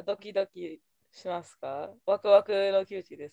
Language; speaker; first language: Japanese; non-native, fluent; English